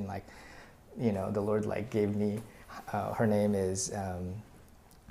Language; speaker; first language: English; early bilingual, other home language; Filipino